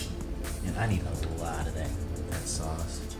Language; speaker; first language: English; native; English